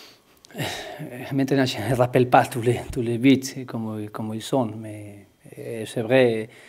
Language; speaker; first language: French; non-native, learner; Spanish